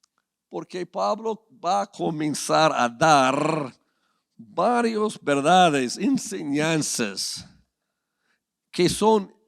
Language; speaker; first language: Spanish; non-native, fluent; English